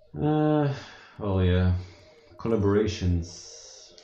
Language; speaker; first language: English; non-native, fluent; Dutch